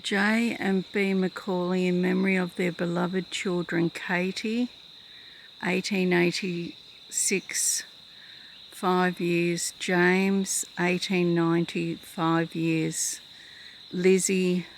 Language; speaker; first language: English; native; English